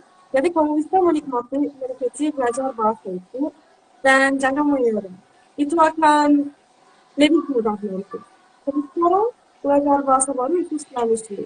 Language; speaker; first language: Indonesian; non-native, learner; Turkish